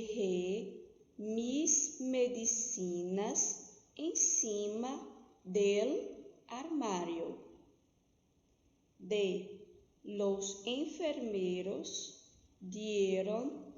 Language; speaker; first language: Spanish; non-native, fluent; Portuguese